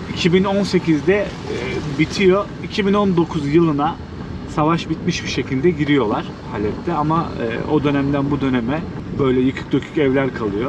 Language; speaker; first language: Turkish; native; Turkish